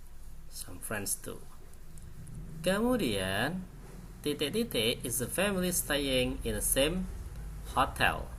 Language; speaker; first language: English; non-native, learner; Indonesian